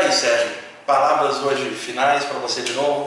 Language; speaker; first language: Portuguese; native; Portuguese